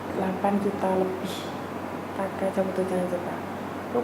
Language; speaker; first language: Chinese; non-native, fluent; Indonesian